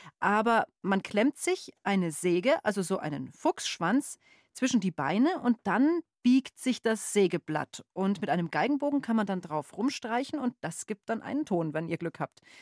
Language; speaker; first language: German; native; German